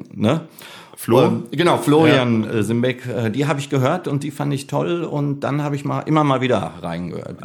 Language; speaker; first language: German; native; German